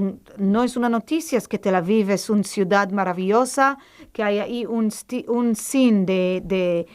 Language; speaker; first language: Spanish; non-native, fluent; Hebrew